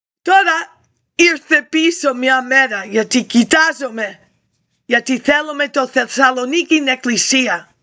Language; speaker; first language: Greek; early bilingual, heritage; English